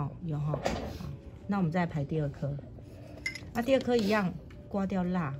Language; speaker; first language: Chinese; native; Chinese